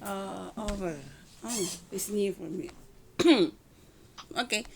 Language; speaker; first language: English; non-native, learner; Indonesian